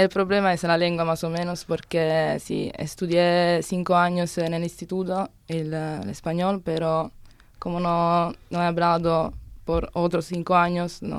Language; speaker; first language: Spanish; non-native, learner; Italian